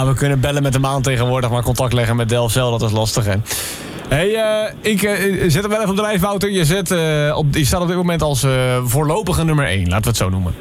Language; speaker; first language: Dutch; native; Dutch